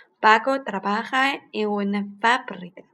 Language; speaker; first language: Spanish; non-native, learner; Chinese